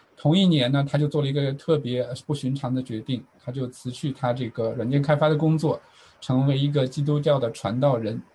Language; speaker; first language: Chinese; native; Chinese